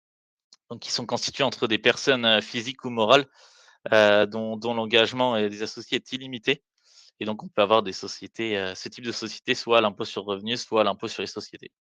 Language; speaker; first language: French; native; French